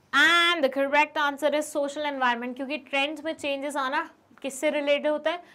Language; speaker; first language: Hindi; native; Hindi